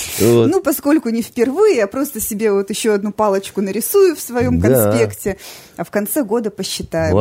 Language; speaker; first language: Russian; native; Russian